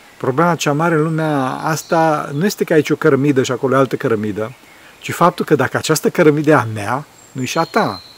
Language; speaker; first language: Romanian; early bilingual, heritage; Romanian